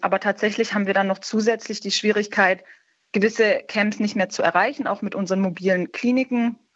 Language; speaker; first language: German; native; German